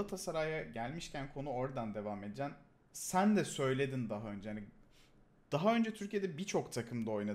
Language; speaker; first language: Turkish; native; Turkish